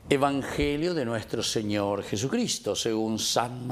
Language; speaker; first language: Spanish; native; Spanish